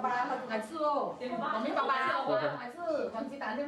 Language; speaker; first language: Chinese; native; Chinese